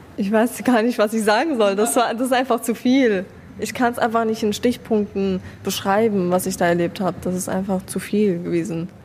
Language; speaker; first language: German; early bilingual, other home language; Persian